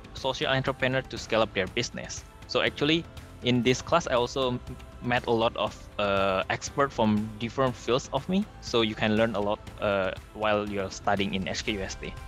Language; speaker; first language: English; non-native, fluent; Indonesian